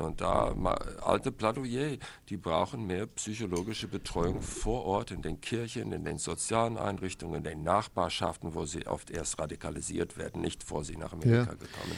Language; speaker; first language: German; non-native, fluent; English